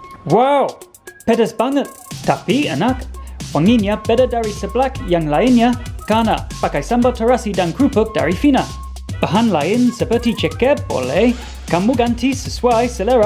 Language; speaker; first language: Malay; non-native, learner; English